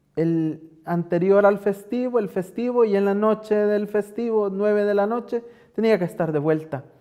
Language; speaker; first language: Spanish; native; Spanish